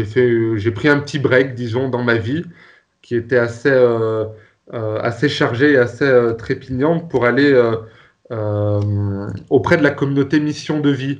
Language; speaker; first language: French; native; French